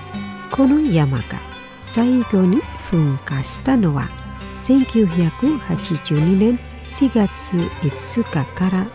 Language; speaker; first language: Japanese; non-native, fluent; Indonesian